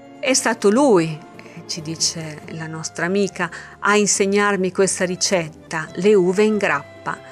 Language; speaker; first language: Italian; native; Italian